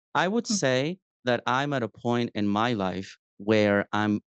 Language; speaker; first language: English; non-native, fluent; Spanish